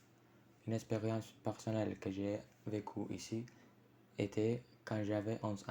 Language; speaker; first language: French; non-native, fluent; Spanish